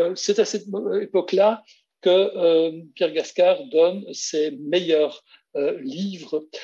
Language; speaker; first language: French; native; French